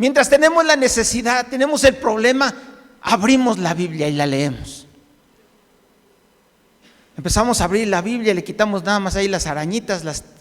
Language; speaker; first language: Spanish; native; Spanish